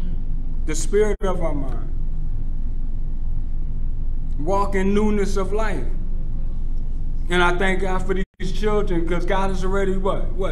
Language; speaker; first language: English; native; English